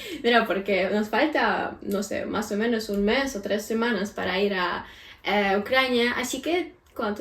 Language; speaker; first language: Spanish; non-native, fluent; Ukrainian